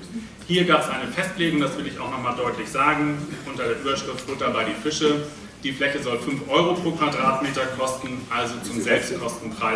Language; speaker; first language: German; native; German